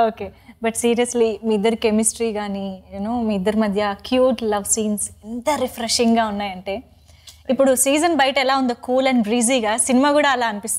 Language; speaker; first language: Telugu; native; Telugu